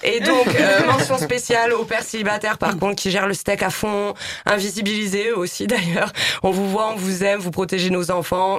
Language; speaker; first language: French; native; French